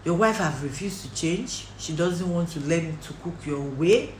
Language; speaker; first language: English; non-native, local second language; Yoruba